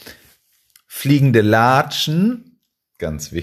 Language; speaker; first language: German; non-native, fluent; Spanish